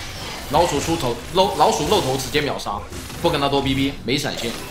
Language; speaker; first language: Chinese; native; Chinese